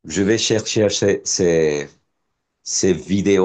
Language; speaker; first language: French; non-native, fluent; Spanish